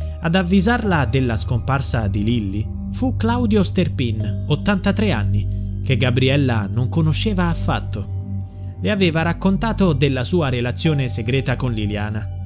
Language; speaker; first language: Italian; native; Italian